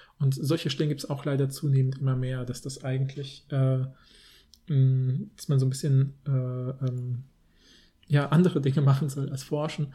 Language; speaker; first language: German; native; German